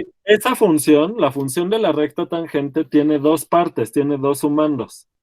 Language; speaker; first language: Spanish; native; Spanish